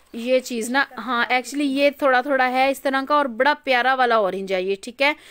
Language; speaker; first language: Urdu; native; Urdu